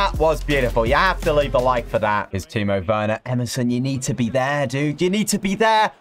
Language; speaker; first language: English; native; English